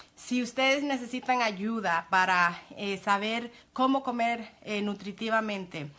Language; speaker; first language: Spanish; early bilingual, heritage; Spanish